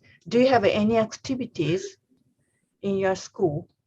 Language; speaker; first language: English; non-native, learner; Japanese